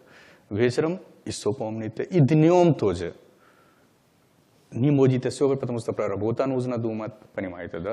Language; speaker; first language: Russian; non-native, learner; Hindi